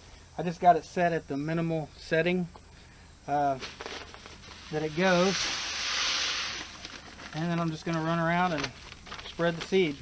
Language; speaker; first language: English; native; English